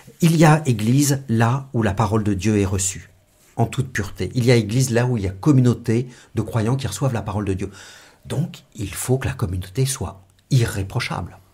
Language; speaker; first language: French; native; French